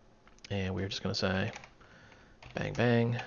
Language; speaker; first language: English; native; English